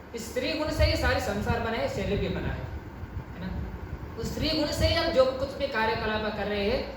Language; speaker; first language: Hindi; non-native, local second language; Kannada